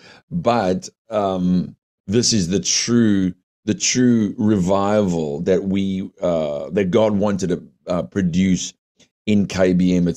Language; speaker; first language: English; early bilingual, other home language; Afrikaans